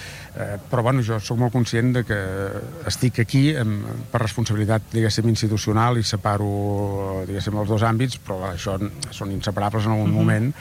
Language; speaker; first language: Catalan; native; Catalan